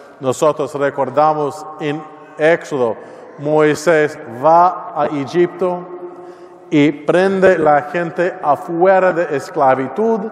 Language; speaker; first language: Spanish; non-native, learner; English